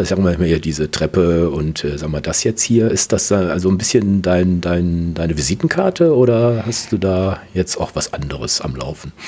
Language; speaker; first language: German; native; German